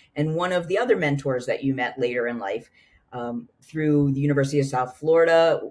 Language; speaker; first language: English; native; English